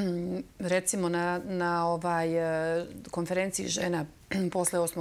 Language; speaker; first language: Serbian; native; Serbian